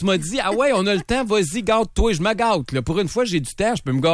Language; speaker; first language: French; native; French